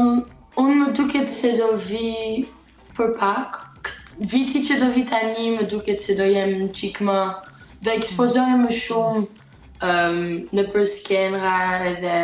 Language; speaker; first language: Albanian; early bilingual, heritage; Albanian